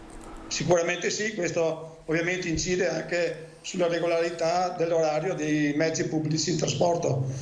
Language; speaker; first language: Italian; native; Italian